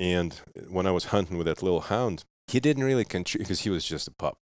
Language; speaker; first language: English; non-native, fluent; Russian